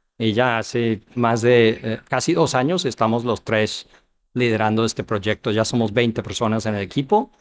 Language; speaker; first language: Spanish; non-native, fluent; English